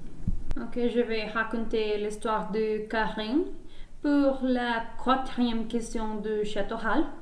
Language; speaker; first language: French; non-native, learner; Spanish